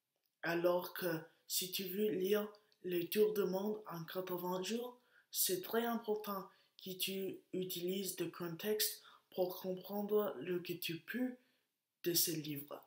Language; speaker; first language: French; non-native, learner; Spanish